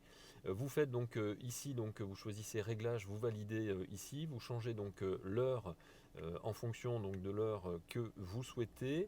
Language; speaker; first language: French; native; French